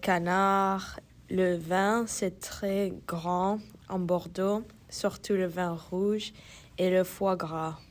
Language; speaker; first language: French; early bilingual, heritage; French